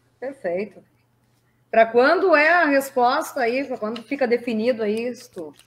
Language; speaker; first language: Portuguese; native; Portuguese